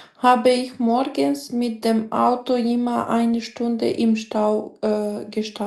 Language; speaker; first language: German; non-native, learner; Macedonian